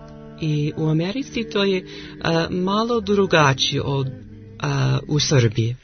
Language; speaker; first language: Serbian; non-native, learner; English